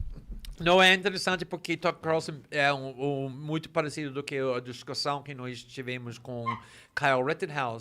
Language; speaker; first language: Portuguese; non-native, fluent; English